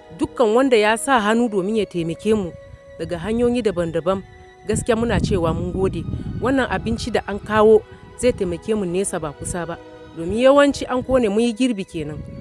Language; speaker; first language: Hausa; non-native, local second language; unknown